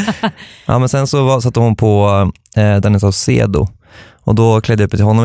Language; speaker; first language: Swedish; native; Swedish